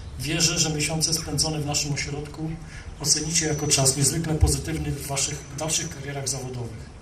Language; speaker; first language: Polish; native; Polish